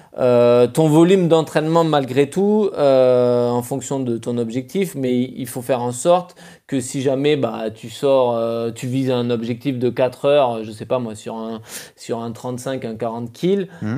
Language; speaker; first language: French; native; French